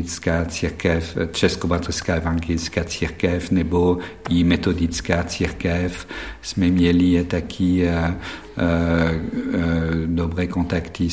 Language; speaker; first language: Czech; non-native, fluent; French